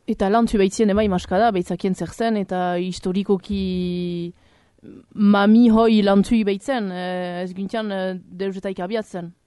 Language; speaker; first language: Basque; native; Basque